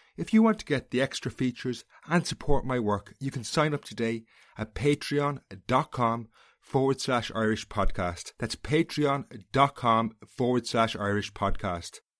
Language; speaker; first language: English; native; English